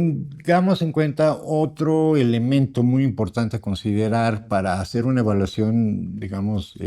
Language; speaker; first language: Spanish; native; Spanish